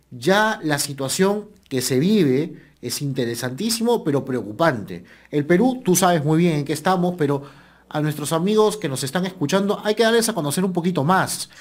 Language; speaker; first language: Spanish; native; Spanish